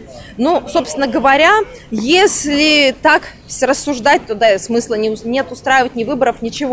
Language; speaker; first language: Russian; native; Russian